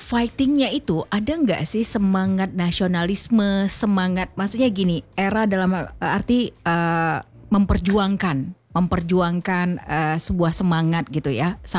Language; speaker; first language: Indonesian; non-native, local second language; Achinese